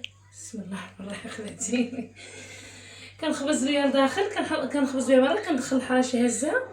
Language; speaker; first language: Arabic; native; Arabic